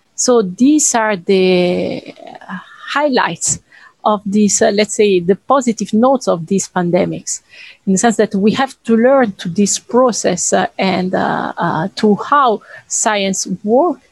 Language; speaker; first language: English; non-native, fluent; Italian